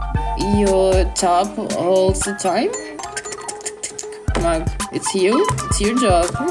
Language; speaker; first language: English; non-native, learner; Russian